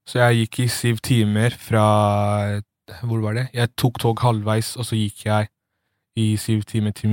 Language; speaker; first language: Norwegian; early bilingual, other home language; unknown